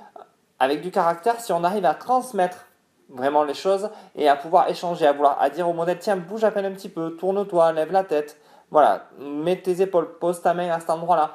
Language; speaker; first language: French; native; French